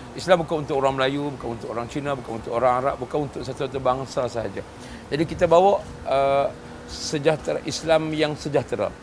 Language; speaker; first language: Malay; non-native, local second language; Chinese